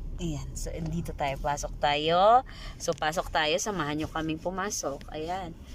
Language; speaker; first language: Filipino; non-native, local second language; Hiligaynon